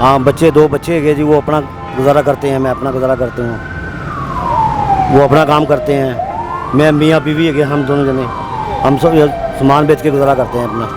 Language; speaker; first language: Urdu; non-native, local second language; Punjabi